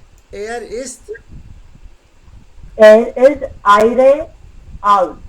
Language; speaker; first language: German; non-native, learner; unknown